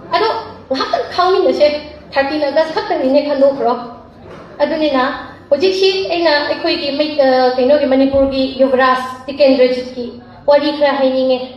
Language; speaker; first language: Manipuri; native; Manipuri